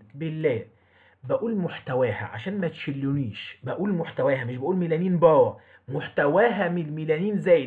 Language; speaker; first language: Arabic; native; Arabic